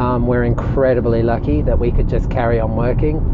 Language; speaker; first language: English; native; English